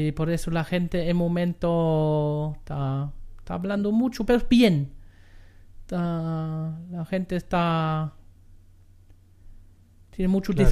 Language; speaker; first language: Spanish; non-native, learner; German